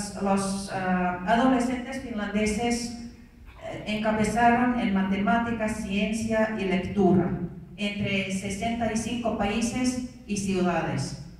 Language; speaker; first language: Spanish; non-native, fluent; Finnish